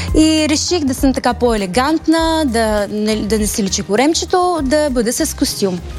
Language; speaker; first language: Bulgarian; early bilingual, heritage; Bulgarian